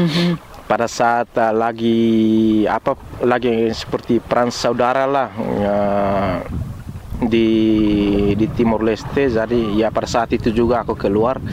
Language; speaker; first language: Indonesian; non-native, local second language; Tetum